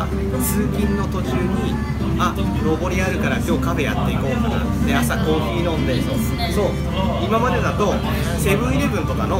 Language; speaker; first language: Japanese; native; Japanese